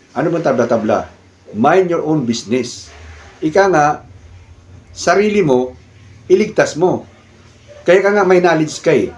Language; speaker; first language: Filipino; non-native, local second language; Cebuano